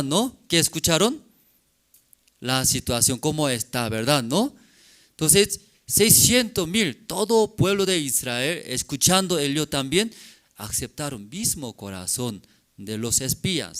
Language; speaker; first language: Spanish; non-native, learner; Korean